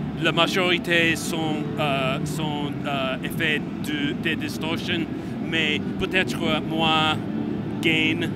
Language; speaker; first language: French; non-native, learner; English